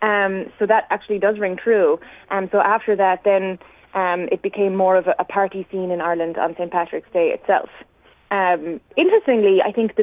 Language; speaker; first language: English; native; English